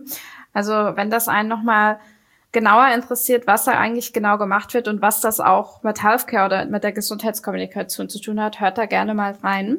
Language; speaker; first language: German; native; German